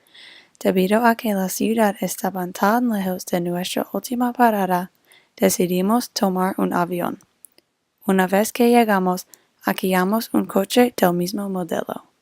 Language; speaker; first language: Spanish; non-native, fluent; English